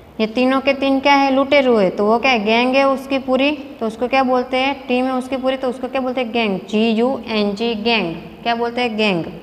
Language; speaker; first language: Hindi; non-native, local second language; Gujarati